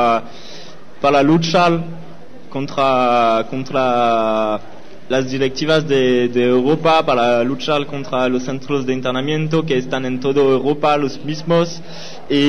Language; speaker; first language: Spanish; non-native, learner; French